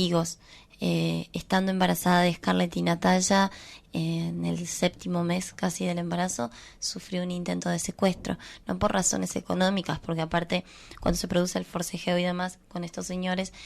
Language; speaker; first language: Spanish; native; Spanish